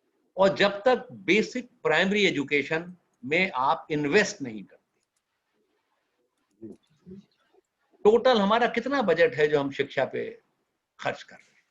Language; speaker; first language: Hindi; native; Hindi